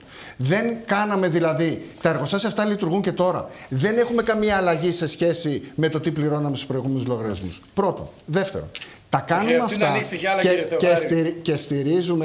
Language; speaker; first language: Greek; native; Greek